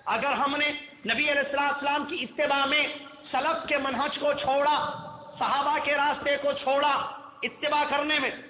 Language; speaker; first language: Urdu; native; Urdu